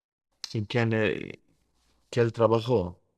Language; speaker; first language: Spanish; early bilingual, heritage; Spanish